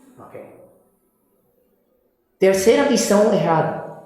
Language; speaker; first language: Portuguese; non-native, fluent; Spanish